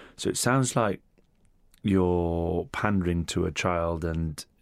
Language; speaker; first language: English; native; English